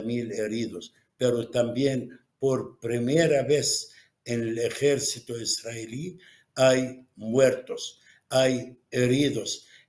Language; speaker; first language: Spanish; non-native, fluent; Arabic